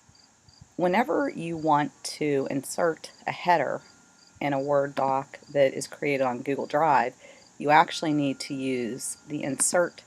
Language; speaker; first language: English; native; English